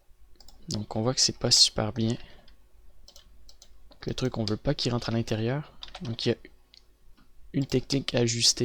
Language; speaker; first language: French; native; French